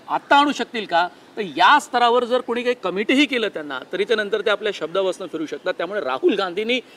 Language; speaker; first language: Marathi; native; Marathi